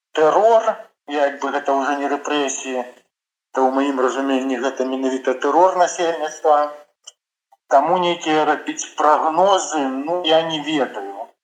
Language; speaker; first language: Belarusian; non-native, local second language; Russian